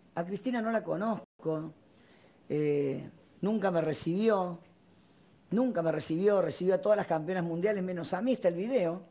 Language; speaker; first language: Spanish; native; Spanish